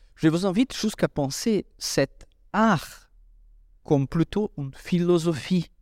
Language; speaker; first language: French; non-native, fluent; Portuguese